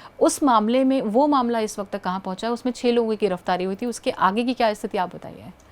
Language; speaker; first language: Hindi; native; Hindi